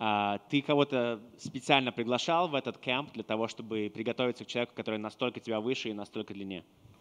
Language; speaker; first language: Russian; native; Russian